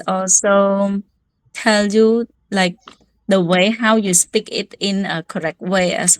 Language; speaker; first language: English; non-native, learner; Khmer